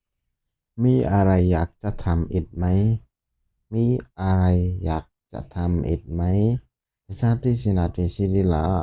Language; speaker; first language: Thai; non-native, fluent; Burmese